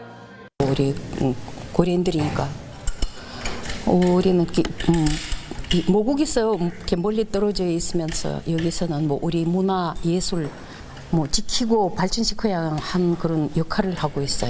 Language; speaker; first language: Korean; early bilingual, heritage; Russian